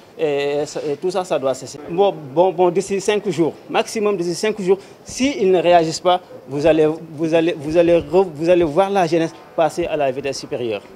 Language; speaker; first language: French; non-native, local second language; Wolof